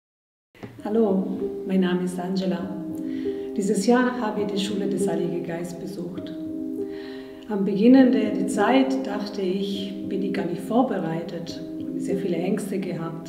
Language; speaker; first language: German; non-native, fluent; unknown